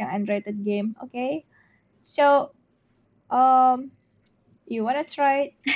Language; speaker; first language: English; non-native, fluent; Indonesian